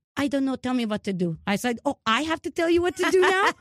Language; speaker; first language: English; early bilingual, other home language; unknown